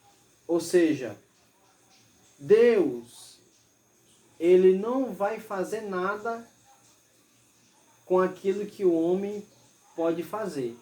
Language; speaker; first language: Portuguese; native; Portuguese